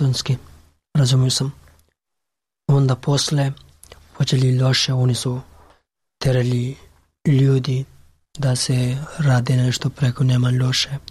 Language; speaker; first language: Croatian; non-native, learner; Pashto